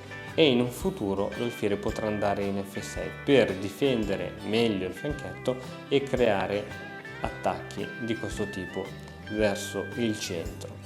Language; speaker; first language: Italian; native; Italian